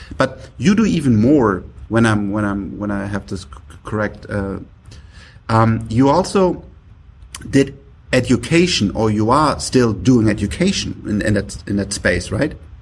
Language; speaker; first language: English; non-native, fluent; German